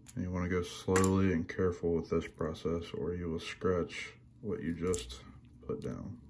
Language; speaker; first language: English; native; English